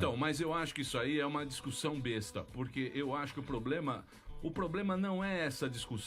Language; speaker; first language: Portuguese; native; Portuguese